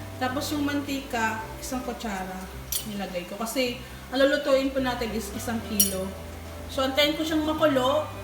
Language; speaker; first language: Filipino; non-native, local second language; Cebuano